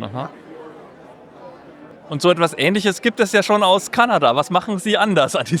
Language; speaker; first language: German; native; German